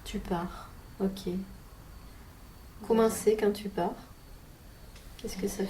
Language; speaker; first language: French; native; French